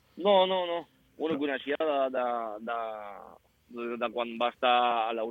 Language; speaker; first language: Catalan; non-native, local second language; Spanish